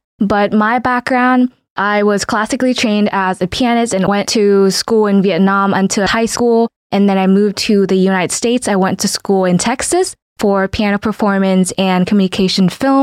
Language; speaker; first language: English; non-native, fluent; Vietnamese